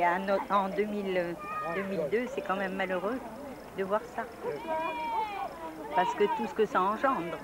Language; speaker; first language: French; native; French